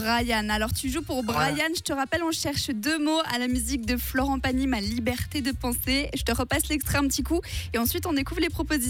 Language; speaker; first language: French; native; French